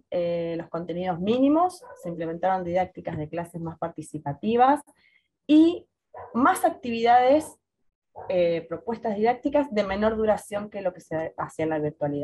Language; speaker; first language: Spanish; native; Spanish